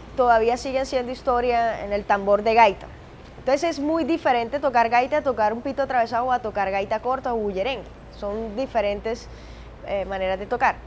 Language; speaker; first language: Spanish; native; Spanish